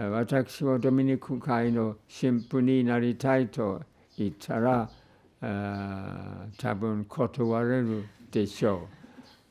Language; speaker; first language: Japanese; non-native, fluent; English